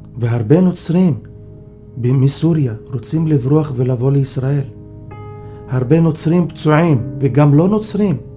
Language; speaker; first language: Hebrew; non-native, local second language; Arabic